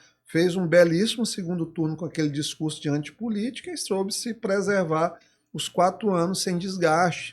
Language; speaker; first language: Portuguese; native; Portuguese